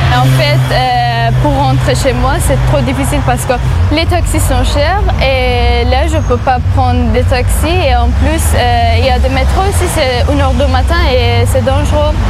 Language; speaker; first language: French; non-native, learner; Persian